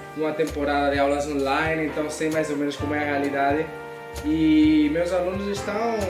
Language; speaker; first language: Portuguese; non-native, fluent; Spanish